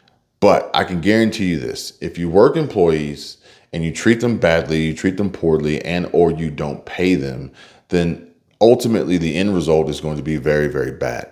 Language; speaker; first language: English; native; English